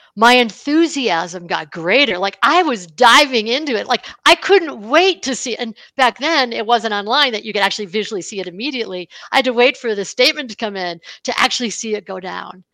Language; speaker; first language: English; native; English